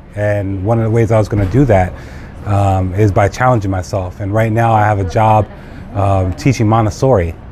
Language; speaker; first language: English; native; English